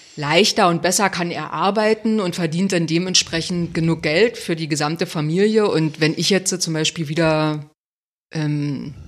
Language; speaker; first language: German; native; German